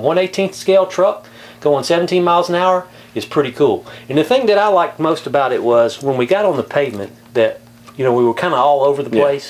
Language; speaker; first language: English; native; English